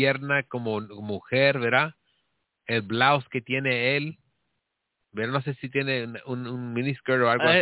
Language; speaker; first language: Spanish; early bilingual, heritage; Spanish